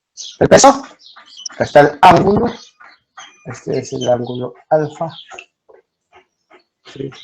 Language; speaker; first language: Spanish; native; Spanish